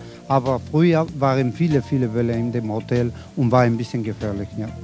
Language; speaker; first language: German; non-native, learner; Spanish